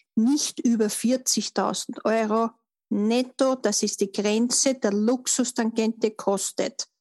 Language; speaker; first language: German; native; German